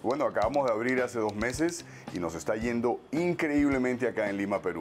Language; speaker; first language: Spanish; native; Spanish